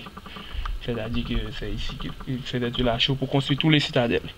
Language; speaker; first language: French; non-native, local second language; Haitian Creole